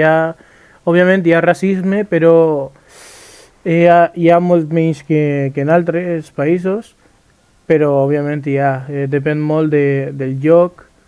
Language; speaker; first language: Catalan; early bilingual, other home language; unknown